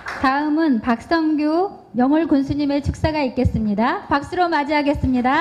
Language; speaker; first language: Korean; native; Korean